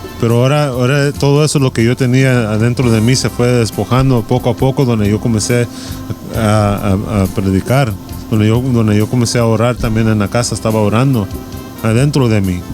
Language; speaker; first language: Spanish; early bilingual, heritage; Spanish